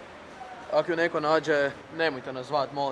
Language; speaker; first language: Croatian; native; Croatian